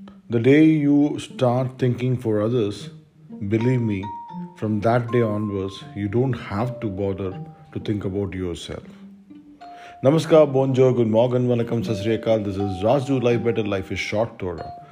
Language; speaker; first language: English; non-native, local second language; Malayalam